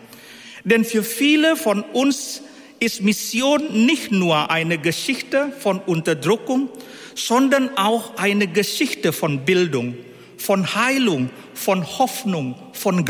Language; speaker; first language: German; non-native, fluent; Indonesian